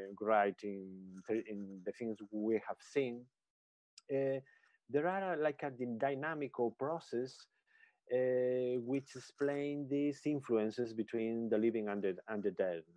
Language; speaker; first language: English; non-native, learner; Spanish